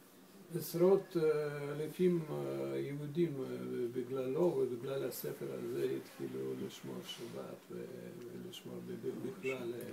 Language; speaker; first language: Hebrew; non-native, fluent; Russian